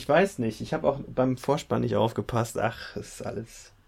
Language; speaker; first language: German; native; German